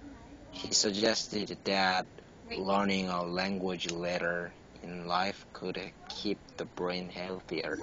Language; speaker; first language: English; non-native, learner; Korean